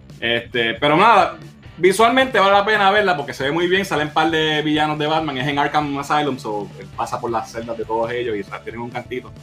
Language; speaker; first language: Spanish; native; Spanish